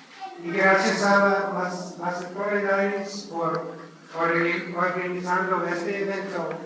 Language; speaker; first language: Spanish; non-native, learner; English